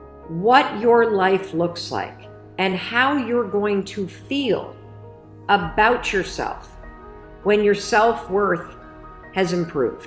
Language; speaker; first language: English; native; English